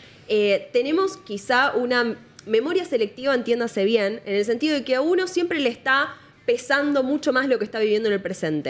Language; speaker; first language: Spanish; native; Spanish